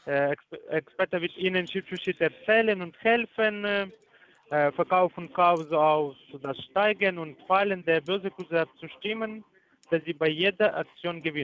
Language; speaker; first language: German; non-native, learner; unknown